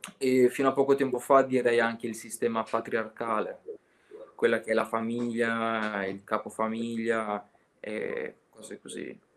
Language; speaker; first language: Italian; early bilingual, other home language; Albanian